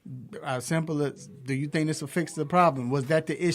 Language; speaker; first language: English; native; English